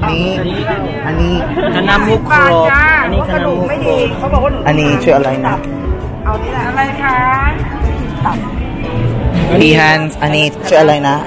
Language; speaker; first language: Thai; non-native, learner; Filipino